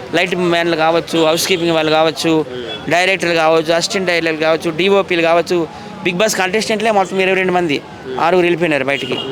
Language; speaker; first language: Telugu; native; Telugu